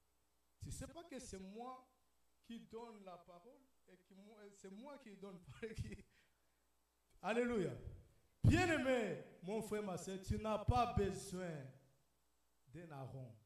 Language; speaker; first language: French; non-native, local second language; Lingala